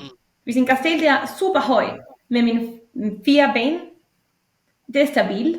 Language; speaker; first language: Danish; non-native, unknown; Spanish